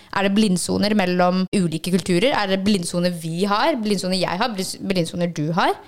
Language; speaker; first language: Norwegian; early bilingual, other home language; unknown